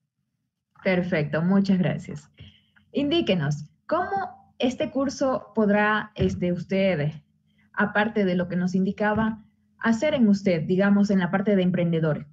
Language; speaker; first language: Spanish; native; Spanish